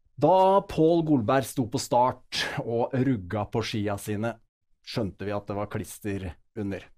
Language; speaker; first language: Norwegian; native; Norwegian